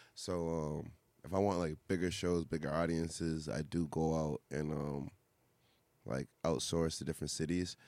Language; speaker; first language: English; native; English